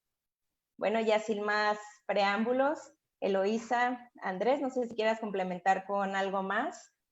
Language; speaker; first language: Spanish; native; Spanish